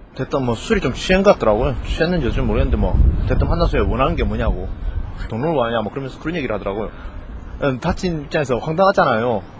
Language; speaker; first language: Korean; native; Korean